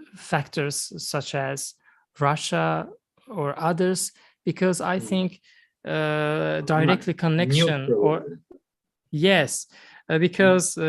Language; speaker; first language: English; non-native, learner; Azerbaijani